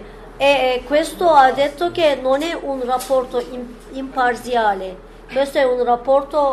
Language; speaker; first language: Italian; non-native, fluent; Turkish